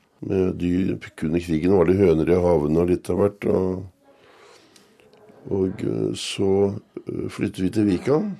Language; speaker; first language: Norwegian; native; Norwegian